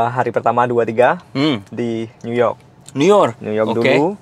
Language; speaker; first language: Indonesian; native; Indonesian